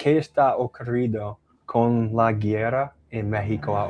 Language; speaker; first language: Spanish; non-native, learner; English